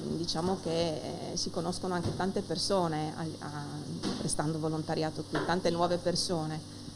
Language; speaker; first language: Italian; native; Italian